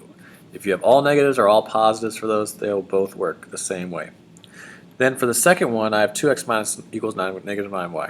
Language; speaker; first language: English; native; English